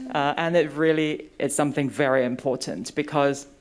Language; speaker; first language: English; non-native, local second language; Cantonese